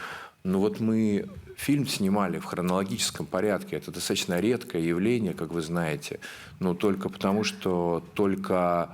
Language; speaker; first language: Russian; native; Russian